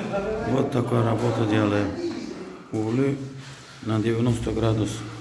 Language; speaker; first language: Russian; non-native, learner; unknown